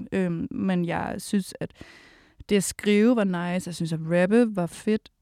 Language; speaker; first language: Danish; native; Danish